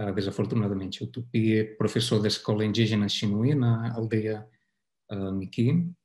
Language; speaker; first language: Portuguese; non-native, fluent; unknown